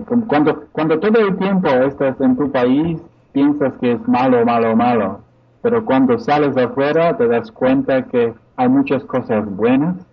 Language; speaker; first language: Spanish; non-native, fluent; Polish